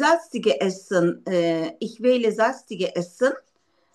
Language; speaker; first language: German; non-native, learner; Turkish